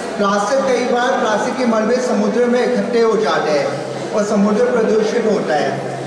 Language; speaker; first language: Hindi; native; Hindi